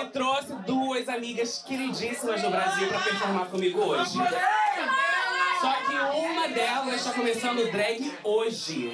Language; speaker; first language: Portuguese; native; Portuguese